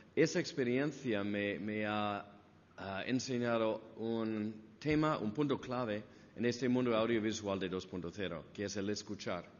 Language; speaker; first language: Spanish; non-native, fluent; English